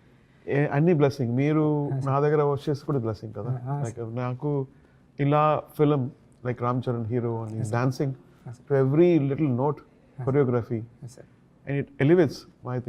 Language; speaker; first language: Telugu; non-native, learner; Tamil